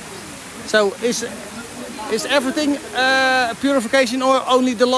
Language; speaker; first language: English; non-native, learner; Dutch